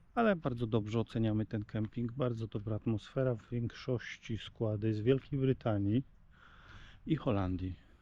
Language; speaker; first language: Polish; native; Polish